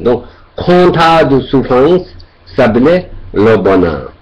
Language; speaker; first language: French; non-native, learner; Tibetan